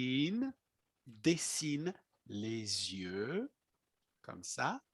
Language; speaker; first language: French; non-native, fluent; English